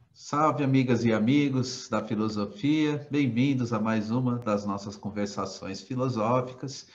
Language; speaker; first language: Portuguese; native; Portuguese